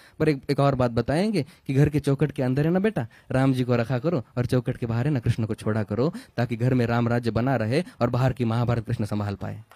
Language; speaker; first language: Hindi; non-native, local second language; Marathi